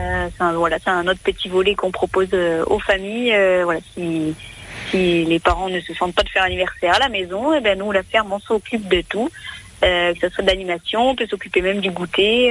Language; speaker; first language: French; native; French